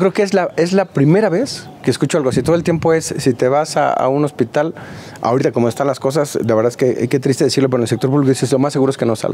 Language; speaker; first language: Spanish; native; Spanish